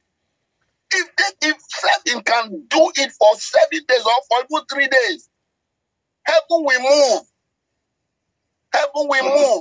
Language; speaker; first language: English; non-native, local second language; Yoruba